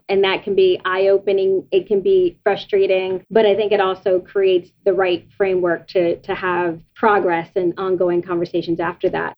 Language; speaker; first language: English; native; English